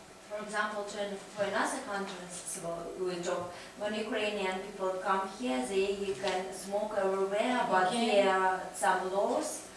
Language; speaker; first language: English; non-native, learner; Russian